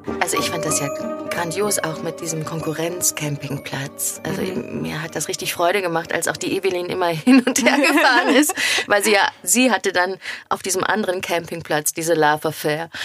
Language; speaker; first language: German; native; German